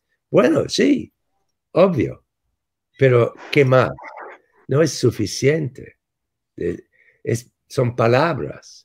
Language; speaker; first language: Spanish; non-native, fluent; English